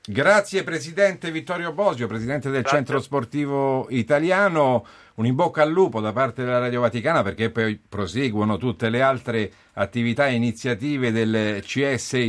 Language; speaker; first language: Italian; native; Italian